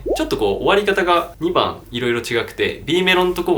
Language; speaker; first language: Japanese; native; Japanese